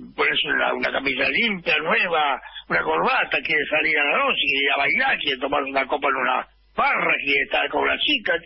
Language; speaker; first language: Spanish; native; Spanish